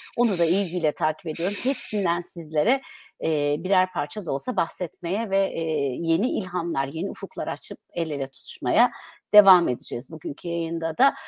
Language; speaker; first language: Turkish; native; Turkish